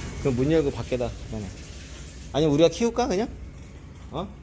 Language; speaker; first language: Korean; native; Korean